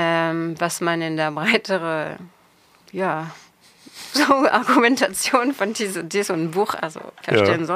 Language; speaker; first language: German; non-native, fluent; French